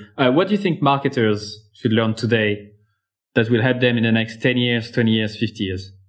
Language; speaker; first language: English; non-native, fluent; French